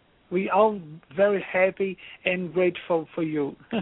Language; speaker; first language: English; non-native, learner; Portuguese